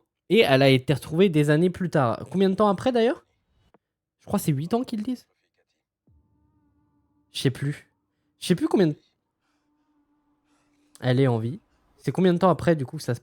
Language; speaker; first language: French; native; French